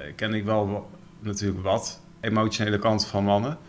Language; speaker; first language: Dutch; native; Dutch